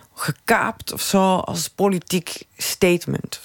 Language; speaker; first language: Dutch; native; Dutch